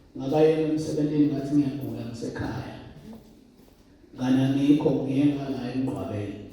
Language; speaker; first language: Zulu; non-native, local second language; Swati